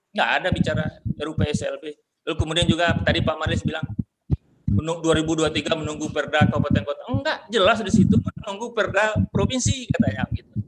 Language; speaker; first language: Indonesian; non-native, local second language; Minangkabau